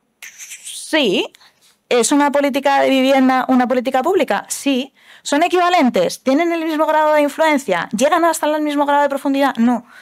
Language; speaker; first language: Spanish; native; Spanish